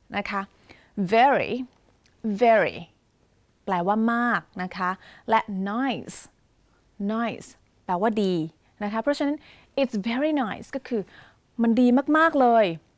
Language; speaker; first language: Thai; native; Thai